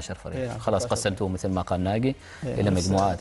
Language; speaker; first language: Arabic; native; Arabic